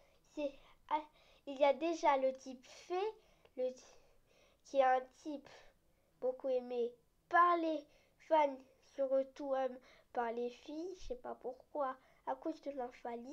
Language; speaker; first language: French; native; French